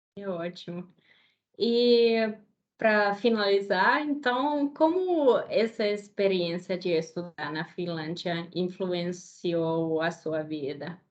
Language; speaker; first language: Portuguese; non-native, fluent; Finnish